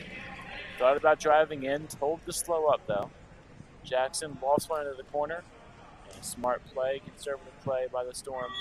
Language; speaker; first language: English; native; English